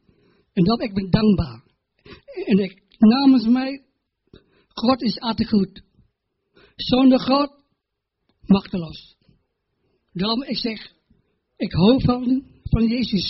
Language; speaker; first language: Dutch; non-native, learner; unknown